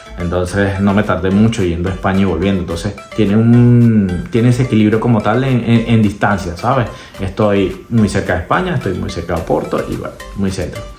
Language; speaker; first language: Spanish; native; Spanish